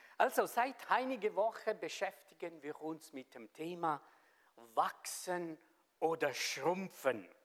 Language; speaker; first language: German; non-native, local second language; Italian